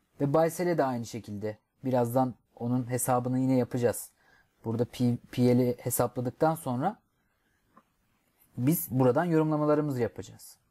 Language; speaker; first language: Turkish; native; Turkish